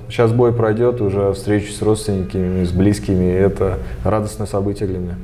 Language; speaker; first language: Russian; early bilingual, other home language; Armenian